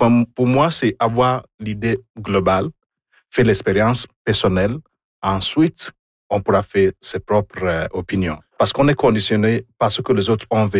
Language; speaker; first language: French; non-native, fluent; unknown